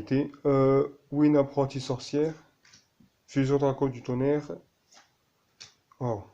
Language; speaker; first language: French; native; French